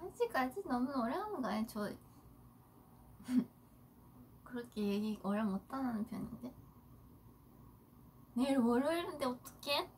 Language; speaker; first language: Korean; non-native, fluent; Japanese